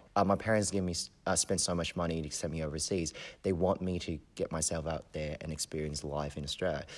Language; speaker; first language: English; non-native, local second language; Cantonese